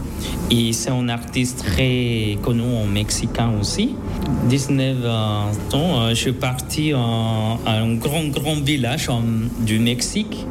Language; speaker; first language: French; non-native, learner; Spanish